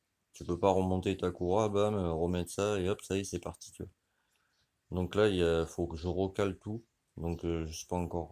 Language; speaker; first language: French; native; French